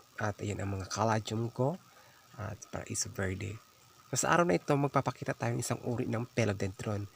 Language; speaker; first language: Filipino; native; Filipino